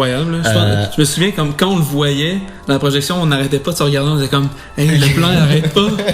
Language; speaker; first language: French; native; French